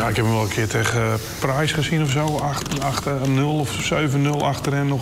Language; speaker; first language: Dutch; native; Dutch